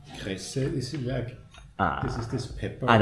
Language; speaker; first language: English; non-native, fluent; German